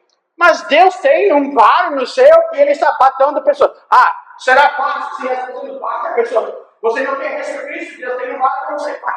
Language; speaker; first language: Portuguese; non-native, fluent; English